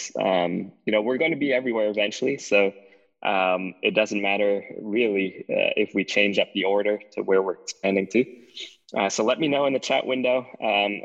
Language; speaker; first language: English; native; English